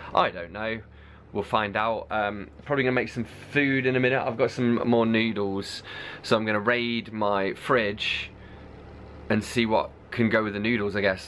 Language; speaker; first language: English; native; English